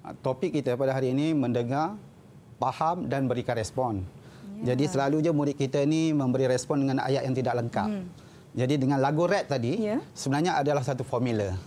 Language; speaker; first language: Malay; native; Malay